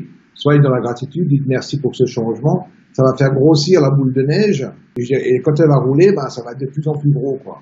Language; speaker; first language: French; native; French